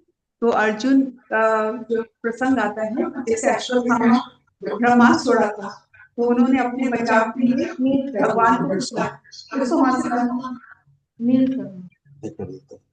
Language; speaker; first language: Hindi; native; Hindi